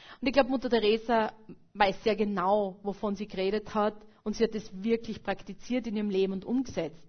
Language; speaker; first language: German; native; German